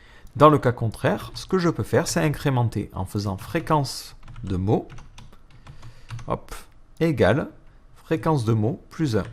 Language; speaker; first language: French; native; French